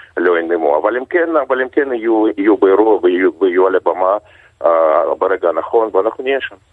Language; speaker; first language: Hebrew; early bilingual, other home language; Russian